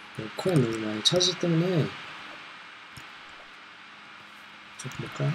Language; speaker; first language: Korean; non-native, learner; English